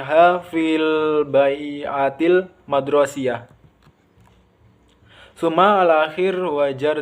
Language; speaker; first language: Arabic; non-native, learner; Indonesian